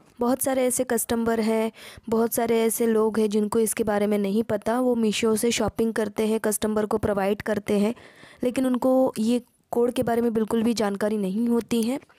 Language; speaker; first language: Hindi; non-native, local second language; Marathi